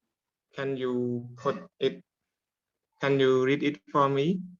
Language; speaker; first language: English; non-native, learner; Khmer